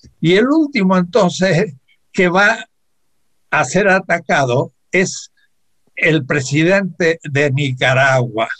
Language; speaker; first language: Spanish; native; Spanish